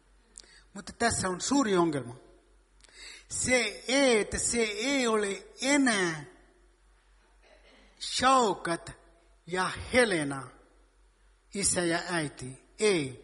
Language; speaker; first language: Finnish; non-native, fluent; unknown